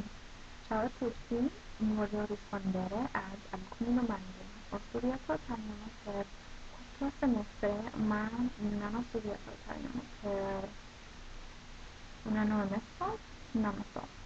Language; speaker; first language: Italian; non-native, learner; English